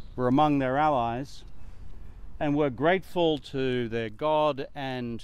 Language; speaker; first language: English; native; English